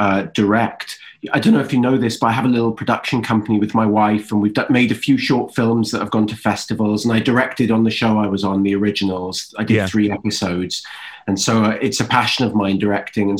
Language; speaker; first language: English; native; English